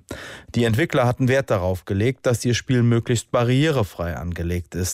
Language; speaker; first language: German; native; German